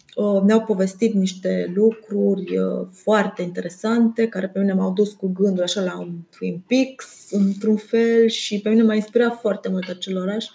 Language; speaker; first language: Romanian; non-native, local second language; German